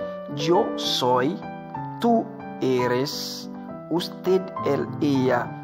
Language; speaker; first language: Spanish; non-native, learner; Haitian Creole